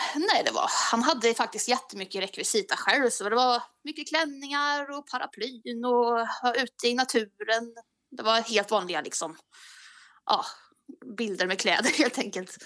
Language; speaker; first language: Swedish; native; Swedish